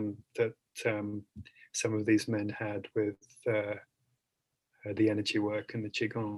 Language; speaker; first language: English; native; English